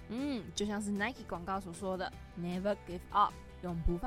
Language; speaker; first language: Chinese; native; Chinese